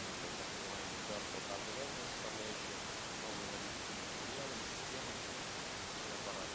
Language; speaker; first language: Russian; native; Russian